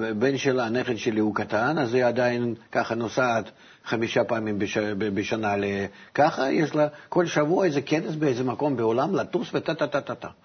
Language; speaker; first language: Hebrew; non-native, fluent; Russian